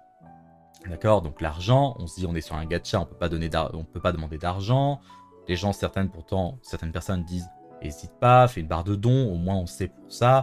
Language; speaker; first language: French; native; French